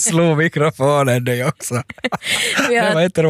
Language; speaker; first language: Swedish; native; Swedish